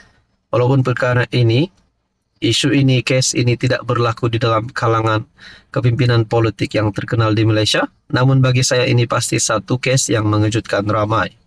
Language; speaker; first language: Malay; native; Malay